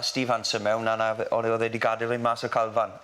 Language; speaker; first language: Welsh; native; Welsh